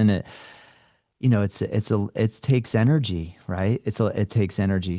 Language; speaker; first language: English; native; English